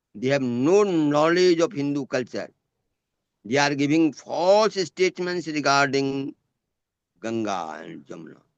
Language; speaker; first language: English; non-native, local second language; Hindi